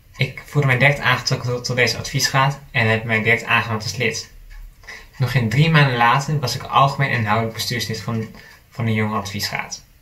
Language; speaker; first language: Dutch; native; Dutch